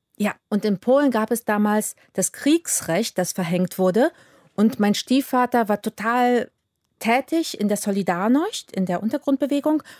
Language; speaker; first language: German; early bilingual, other home language; Polish